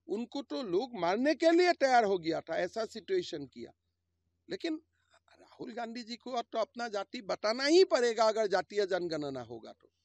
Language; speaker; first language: Hindi; non-native, local second language; Assamese